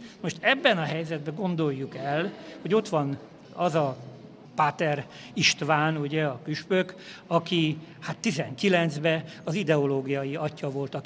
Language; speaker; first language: Hungarian; native; Hungarian